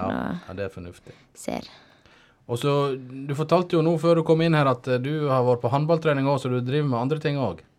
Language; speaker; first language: Norwegian; native; Norwegian